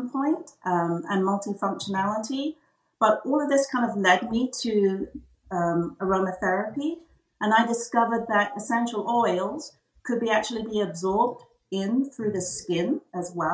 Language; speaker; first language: English; native; English